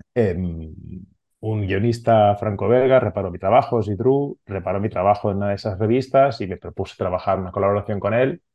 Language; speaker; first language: Spanish; non-native, local second language; Catalan